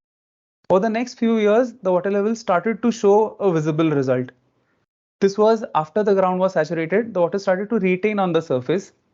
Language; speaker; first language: English; non-native, local second language; Marathi